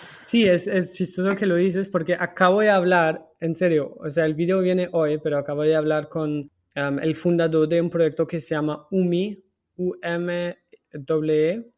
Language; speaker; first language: Spanish; non-native, fluent; German